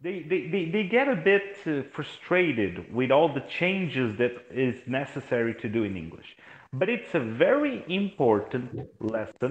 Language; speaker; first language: English; non-native, fluent; Portuguese